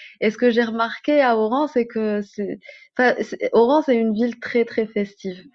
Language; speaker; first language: French; non-native, local second language; Arabic